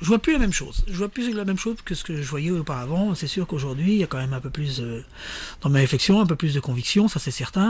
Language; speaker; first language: French; native; French